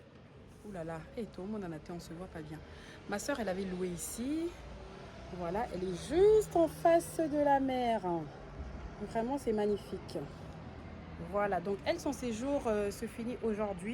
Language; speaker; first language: French; native; French